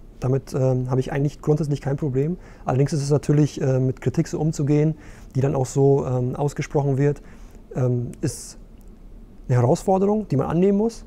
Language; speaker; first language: German; early bilingual, other home language; Romanian